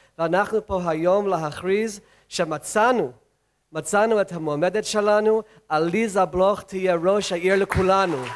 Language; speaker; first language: Hebrew; non-native, fluent; English